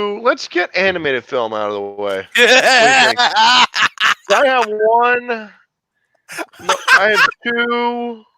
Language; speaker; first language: English; native; English